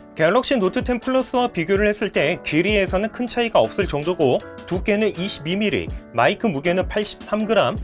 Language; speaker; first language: Korean; native; Korean